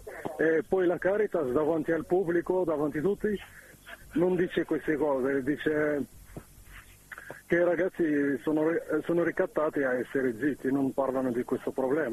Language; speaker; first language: Italian; non-native, fluent; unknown